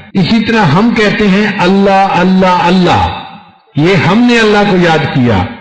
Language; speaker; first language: Urdu; non-native, local second language; Punjabi